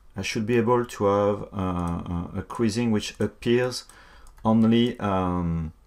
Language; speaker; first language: English; non-native, fluent; French